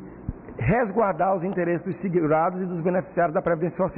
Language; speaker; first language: Portuguese; native; Portuguese